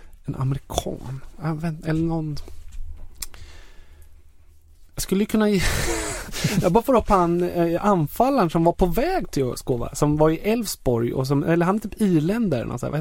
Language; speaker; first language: Swedish; native; Swedish